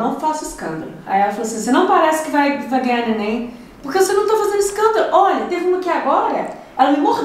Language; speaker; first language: Portuguese; native; Portuguese